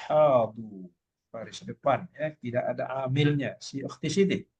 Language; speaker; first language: Malay; native; Malay